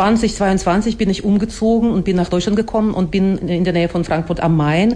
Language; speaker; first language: German; non-native, fluent; Ukrainian